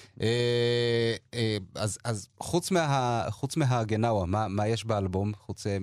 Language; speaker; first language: Hebrew; early bilingual, other home language; Amharic